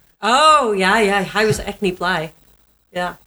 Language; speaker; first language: Dutch; non-native, learner; English